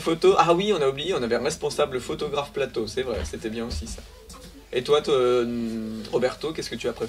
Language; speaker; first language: French; native; French